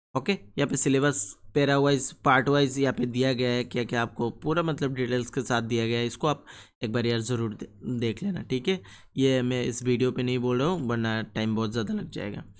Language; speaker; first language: Hindi; non-native, local second language; Bangla